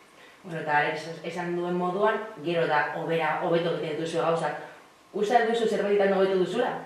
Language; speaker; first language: Basque; native; Basque